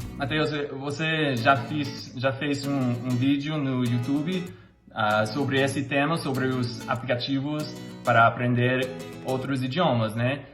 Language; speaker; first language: Portuguese; non-native, fluent; English